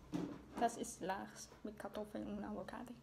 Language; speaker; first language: German; non-native, learner; Spanish